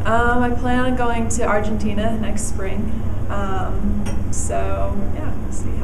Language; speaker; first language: English; native; English